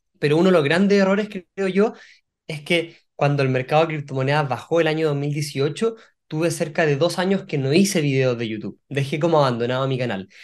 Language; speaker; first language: Spanish; native; Spanish